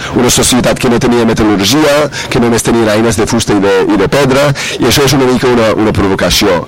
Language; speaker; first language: Catalan; non-native, fluent; English